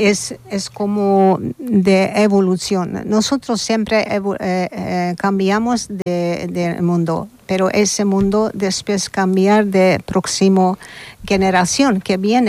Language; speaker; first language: Spanish; non-native, learner; Hungarian